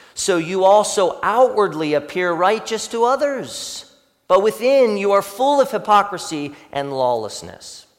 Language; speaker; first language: English; native; English